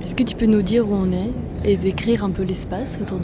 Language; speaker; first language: French; native; French